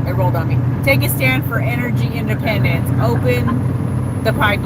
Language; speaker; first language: English; native; English